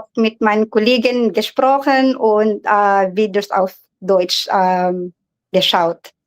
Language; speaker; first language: German; non-native, learner; Filipino